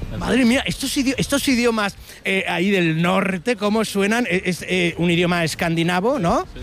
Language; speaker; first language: Spanish; native; Spanish